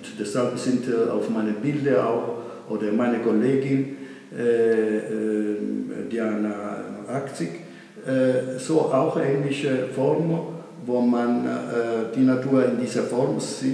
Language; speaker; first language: German; non-native, fluent; Italian